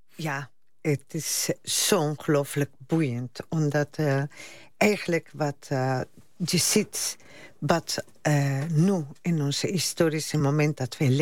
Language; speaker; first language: Dutch; non-native, fluent; Spanish